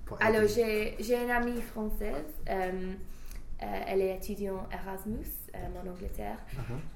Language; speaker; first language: French; non-native, fluent; English